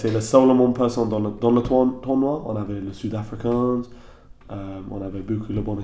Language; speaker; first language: French; non-native, learner; English